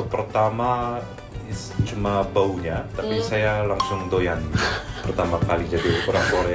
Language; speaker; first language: Indonesian; non-native, fluent; Korean